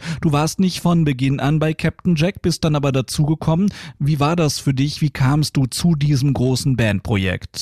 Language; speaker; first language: German; native; German